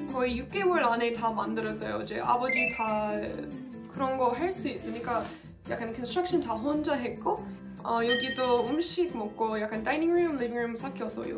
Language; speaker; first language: Korean; non-native, fluent; English